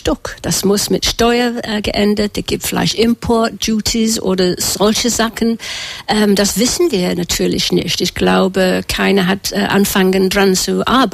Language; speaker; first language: German; non-native, fluent; English